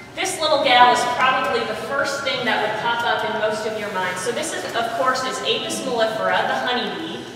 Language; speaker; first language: English; native; English